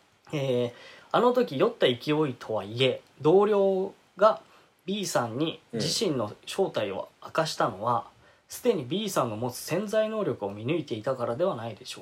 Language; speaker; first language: Japanese; native; Japanese